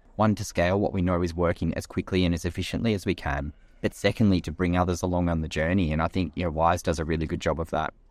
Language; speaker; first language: English; native; English